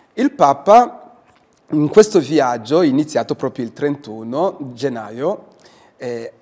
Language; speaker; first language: Italian; non-native, fluent; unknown